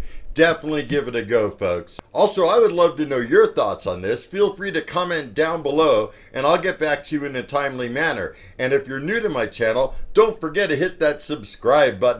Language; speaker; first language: English; native; English